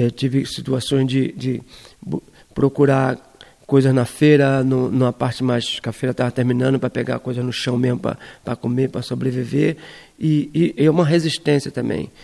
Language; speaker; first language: Portuguese; native; Portuguese